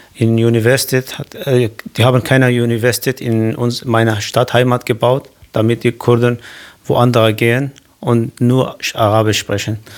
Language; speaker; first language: German; non-native, learner; Kurdish